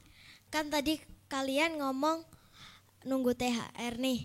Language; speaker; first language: Indonesian; native; Indonesian